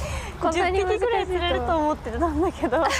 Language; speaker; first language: Japanese; native; Japanese